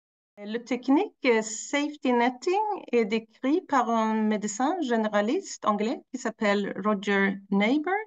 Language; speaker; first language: French; non-native, fluent; Swedish